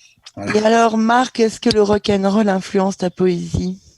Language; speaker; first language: French; native; French